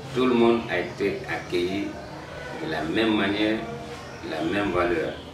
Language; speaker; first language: French; non-native, local second language; Bambara